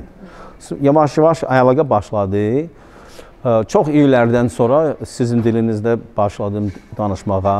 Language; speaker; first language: Azerbaijani; non-native, learner; English